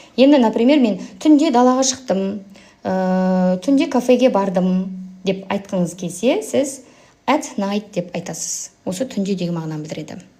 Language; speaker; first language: Kazakh; native; Kazakh